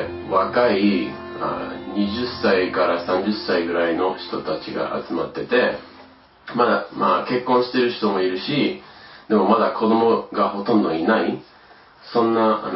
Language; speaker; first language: Japanese; early bilingual, other home language; English